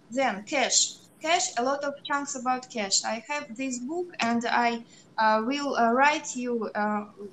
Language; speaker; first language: English; non-native, learner; Russian